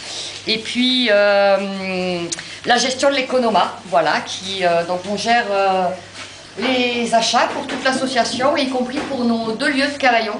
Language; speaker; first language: French; native; French